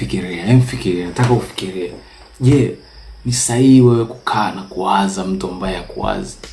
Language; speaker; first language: Swahili; native; Swahili